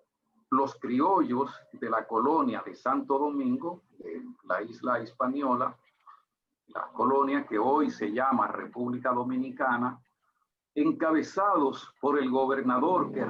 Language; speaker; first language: Spanish; native; Spanish